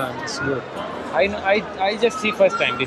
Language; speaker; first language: English; non-native, learner; Hindi